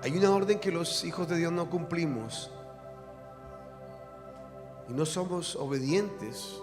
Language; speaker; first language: Spanish; native; Spanish